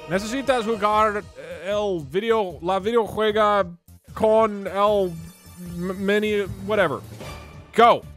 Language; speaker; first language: Spanish; non-native, learner; English